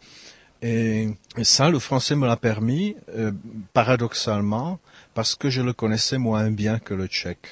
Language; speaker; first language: French; non-native, fluent; Czech